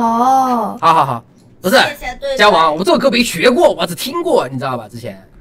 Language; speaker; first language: Chinese; native; Chinese